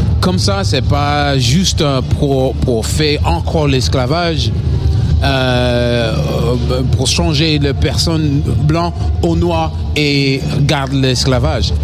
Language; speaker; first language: French; non-native, learner; English